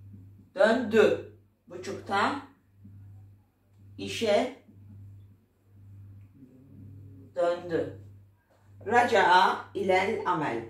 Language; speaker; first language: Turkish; non-native, fluent; Arabic